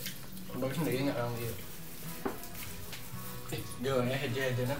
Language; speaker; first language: Indonesian; non-native, local second language; Sundanese